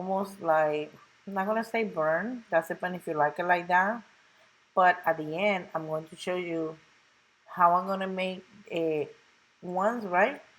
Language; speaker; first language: English; non-native, local second language; Spanish